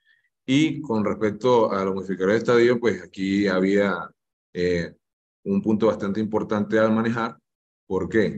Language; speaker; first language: Spanish; native; Spanish